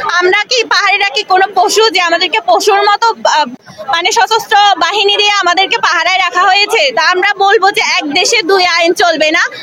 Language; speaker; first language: Bangla; non-native, local second language; Chakma